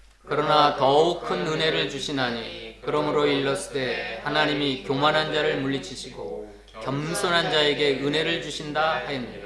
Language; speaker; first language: Korean; native; Korean